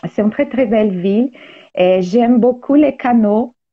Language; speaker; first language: French; non-native, learner; Portuguese